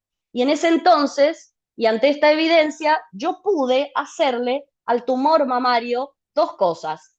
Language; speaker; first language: Spanish; native; Spanish